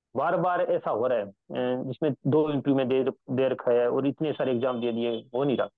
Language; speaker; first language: Hindi; native; Hindi